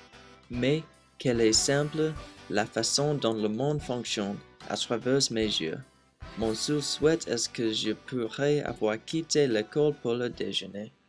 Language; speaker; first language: French; non-native, learner; English